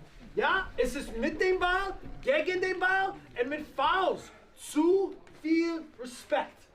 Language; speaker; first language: German; non-native, fluent; English